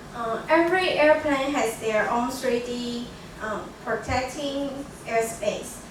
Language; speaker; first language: English; non-native, learner; Chinese